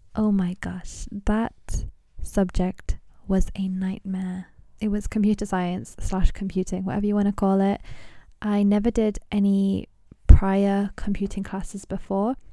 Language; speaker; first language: English; early bilingual, other home language; Punjabi